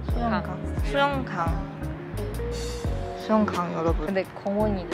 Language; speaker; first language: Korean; non-native, learner; Chinese